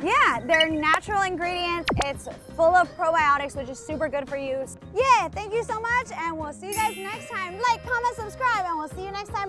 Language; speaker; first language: English; early bilingual, other home language; Chinese